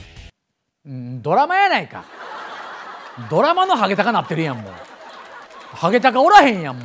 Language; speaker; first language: Japanese; native; Japanese